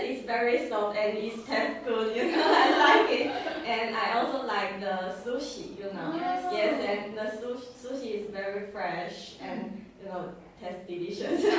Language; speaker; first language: English; non-native, learner; Chinese